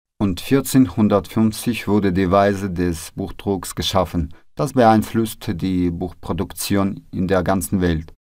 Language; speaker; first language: German; non-native, fluent; Russian